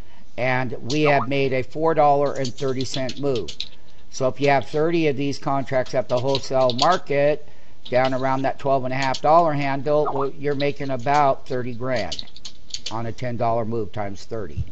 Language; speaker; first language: English; native; English